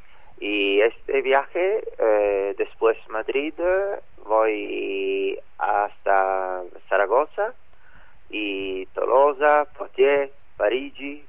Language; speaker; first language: Spanish; non-native, learner; Italian